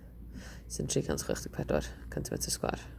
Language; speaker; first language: Welsh; native; Welsh